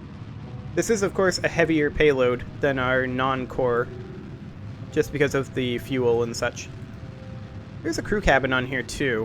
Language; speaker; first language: English; native; English